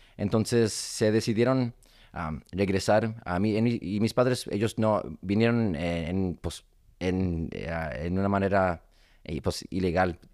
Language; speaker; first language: Spanish; early bilingual, heritage; Spanish